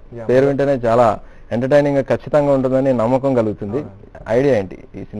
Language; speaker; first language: Telugu; native; Telugu